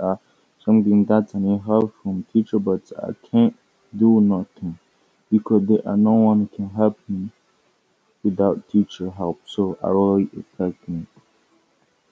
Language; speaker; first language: English; non-native, local second language; Swahili